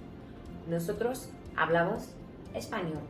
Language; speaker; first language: Spanish; non-native, fluent; Hindi